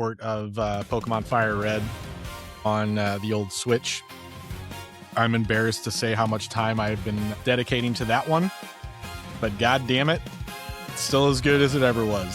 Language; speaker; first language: English; native; English